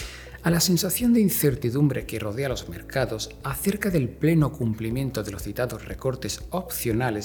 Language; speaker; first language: Spanish; native; Spanish